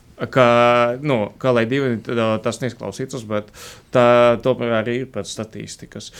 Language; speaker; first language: Latvian; non-native, fluent; Russian